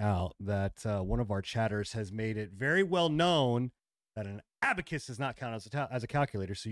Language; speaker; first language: English; native; English